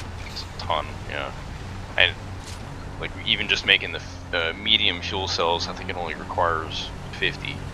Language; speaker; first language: English; native; English